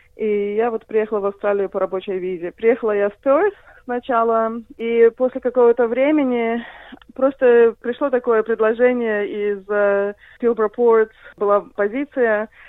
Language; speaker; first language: Russian; early bilingual, heritage; Russian